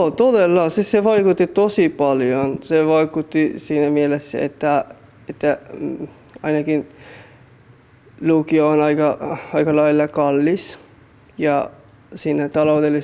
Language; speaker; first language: Finnish; non-native, fluent; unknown